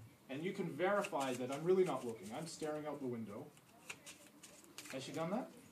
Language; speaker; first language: English; native; English